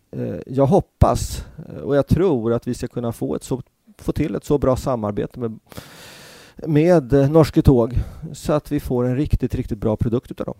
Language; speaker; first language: Swedish; native; Swedish